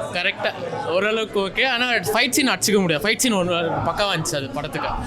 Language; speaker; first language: Tamil; native; Tamil